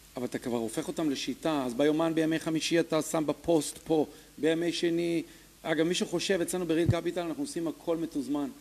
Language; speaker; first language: Hebrew; early bilingual, other home language; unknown